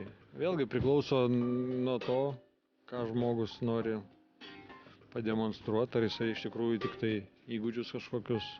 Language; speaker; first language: Lithuanian; native; Lithuanian